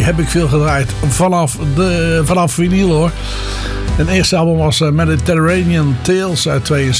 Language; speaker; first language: Dutch; native; Dutch